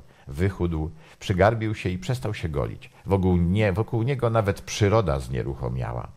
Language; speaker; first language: Polish; native; Polish